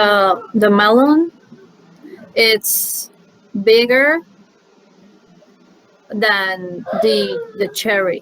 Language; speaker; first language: English; non-native, learner; Spanish